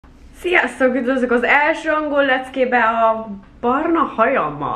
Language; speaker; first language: Hungarian; early bilingual, heritage; Hungarian